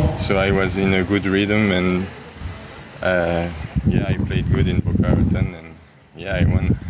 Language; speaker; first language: English; non-native, learner; French